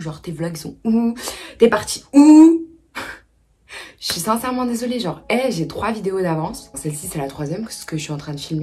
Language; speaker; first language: French; native; French